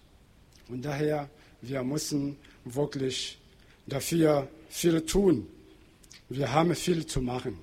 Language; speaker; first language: German; non-native, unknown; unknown